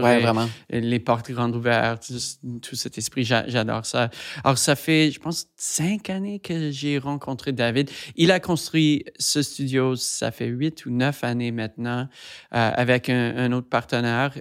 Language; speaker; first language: French; non-native, fluent; English